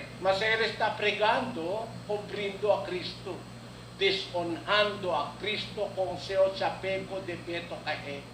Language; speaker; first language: Portuguese; non-native, learner; Filipino